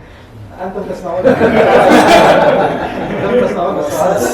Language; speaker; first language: Arabic; non-native, fluent; Indonesian